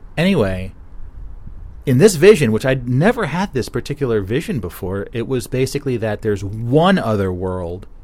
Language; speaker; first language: English; native; English